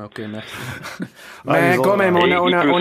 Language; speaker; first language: French; non-native, local second language; German